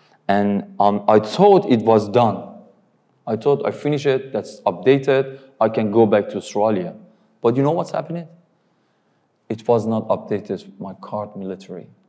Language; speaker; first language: English; non-native, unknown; Persian